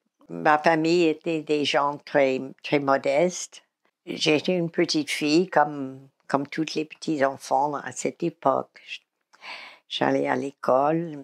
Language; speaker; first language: French; non-native, fluent; English